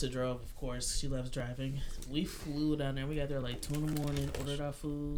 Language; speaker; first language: English; native; English